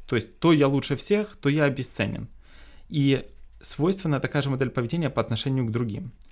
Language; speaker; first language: Russian; native; Russian